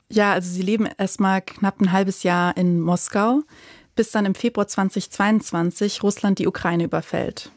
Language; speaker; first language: German; native; German